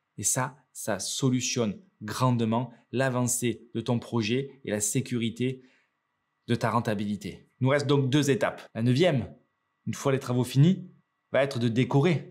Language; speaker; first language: French; native; French